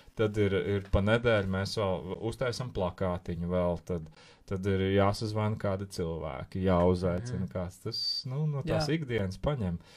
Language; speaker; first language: Latvian; native; Latvian